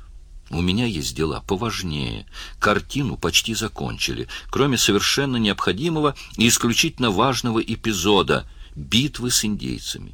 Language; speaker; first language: Russian; native; Russian